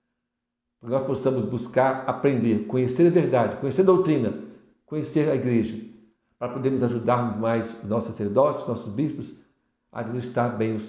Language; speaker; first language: Portuguese; native; Portuguese